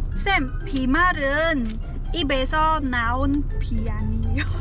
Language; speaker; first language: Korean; non-native, learner; Khmer